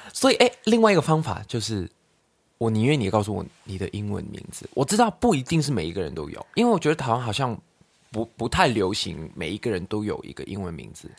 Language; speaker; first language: Chinese; non-native, local second language; Cantonese